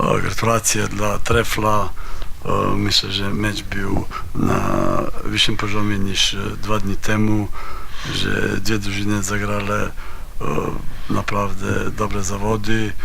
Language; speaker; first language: Polish; non-native, learner; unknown